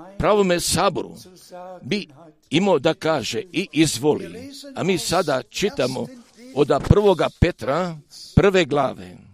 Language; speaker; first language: Croatian; early bilingual, heritage; Serbian